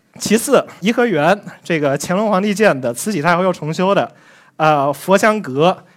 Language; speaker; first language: Chinese; native; Chinese